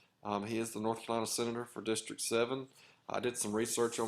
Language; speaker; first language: English; native; English